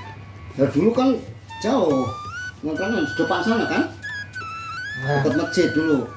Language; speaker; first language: Indonesian; non-native, local second language; Javanese